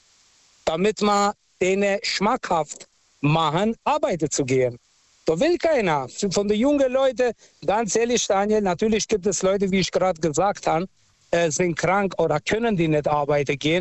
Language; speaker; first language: German; non-native, local second language; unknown